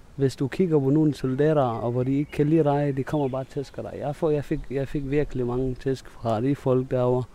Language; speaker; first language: Danish; non-native, fluent; Arabic